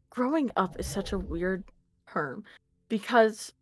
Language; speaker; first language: English; native; English